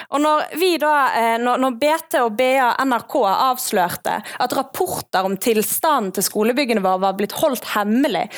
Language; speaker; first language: Norwegian; native; Norwegian